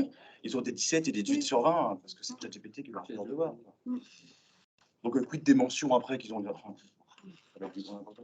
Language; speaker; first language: French; native; French